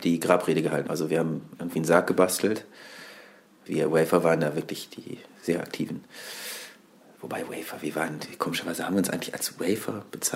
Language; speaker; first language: German; native; German